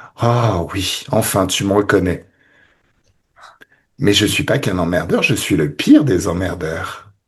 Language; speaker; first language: French; native; French